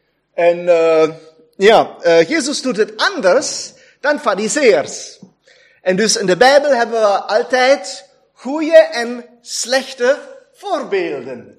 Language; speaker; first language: Dutch; non-native, fluent; German